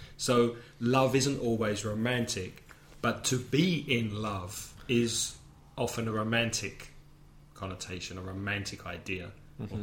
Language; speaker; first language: English; native; English